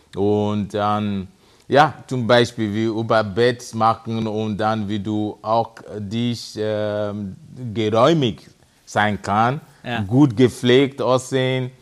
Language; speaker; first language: German; non-native, fluent; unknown